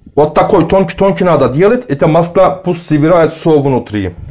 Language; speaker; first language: Russian; non-native, learner; Turkish